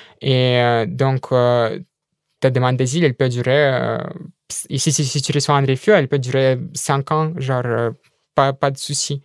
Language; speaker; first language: French; non-native, fluent; Russian